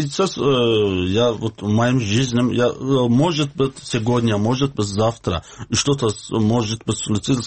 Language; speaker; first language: Russian; non-native, learner; Azerbaijani